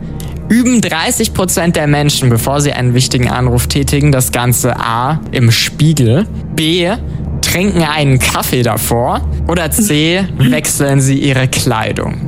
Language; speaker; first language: German; native; German